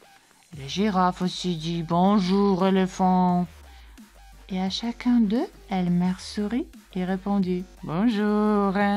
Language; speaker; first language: French; non-native, fluent; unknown